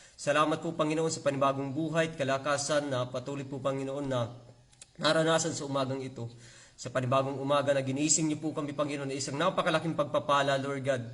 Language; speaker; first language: Filipino; native; Filipino